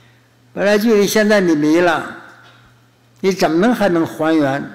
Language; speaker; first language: Chinese; native; Chinese